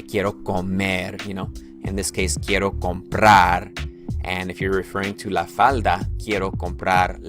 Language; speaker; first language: Spanish; non-native, fluent; English